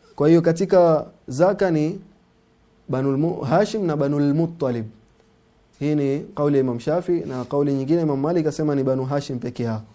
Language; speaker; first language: Swahili; native; Swahili